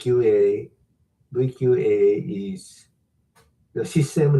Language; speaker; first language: English; non-native, learner; Japanese